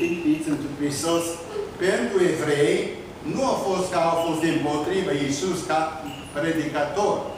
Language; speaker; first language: Romanian; early bilingual, heritage; Romanian